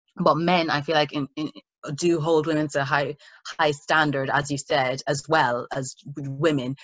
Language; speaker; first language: English; early bilingual, other home language; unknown